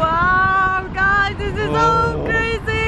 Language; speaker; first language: English; non-native, learner; Czech